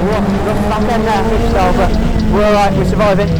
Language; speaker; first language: English; native; English